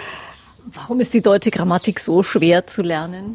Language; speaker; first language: German; native; German